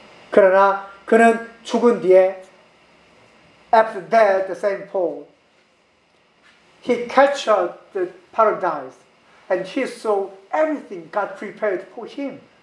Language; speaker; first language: English; non-native, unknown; Korean